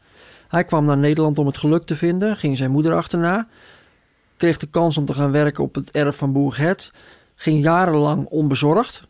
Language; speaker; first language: Dutch; native; Dutch